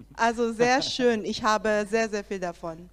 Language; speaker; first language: German; non-native, learner; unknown